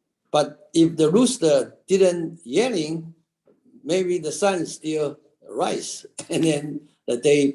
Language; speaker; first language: English; non-native, local second language; Chinese